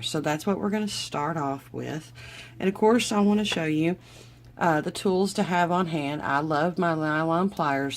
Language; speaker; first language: English; native; English